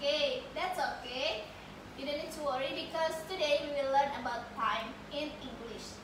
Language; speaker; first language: English; non-native, learner; Indonesian